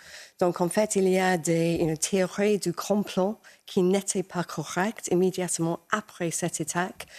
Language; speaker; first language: French; non-native, fluent; English